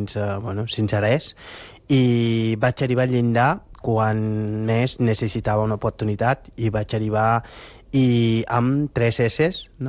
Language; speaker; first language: Catalan; non-native, fluent; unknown